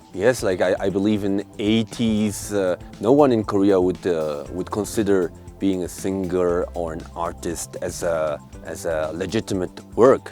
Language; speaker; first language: English; non-native, local second language; Mongolian